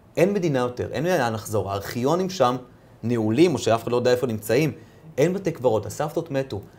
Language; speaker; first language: Hebrew; early bilingual, other home language; Russian